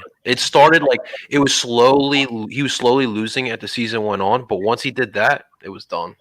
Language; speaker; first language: English; native; English